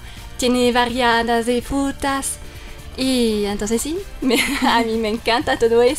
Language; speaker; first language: Spanish; non-native, fluent; French